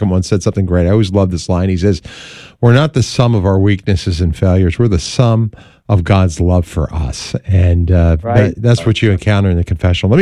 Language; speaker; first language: English; native; English